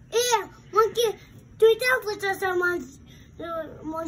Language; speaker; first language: Nepali; early bilingual, heritage; Nepali